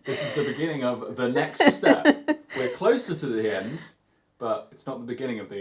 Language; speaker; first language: English; native; English